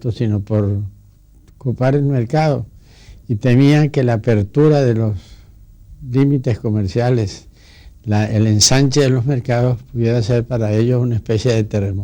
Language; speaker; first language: Spanish; native; Spanish